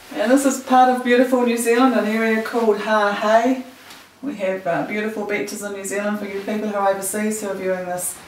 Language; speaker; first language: English; native; English